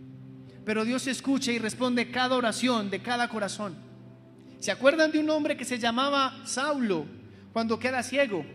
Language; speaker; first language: Spanish; native; Spanish